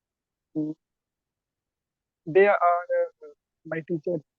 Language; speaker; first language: English; non-native, learner; Urdu